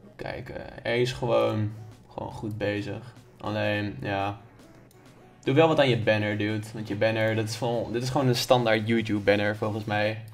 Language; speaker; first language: Dutch; native; Dutch